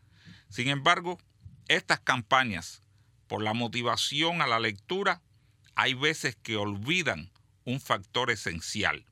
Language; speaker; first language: Spanish; native; Spanish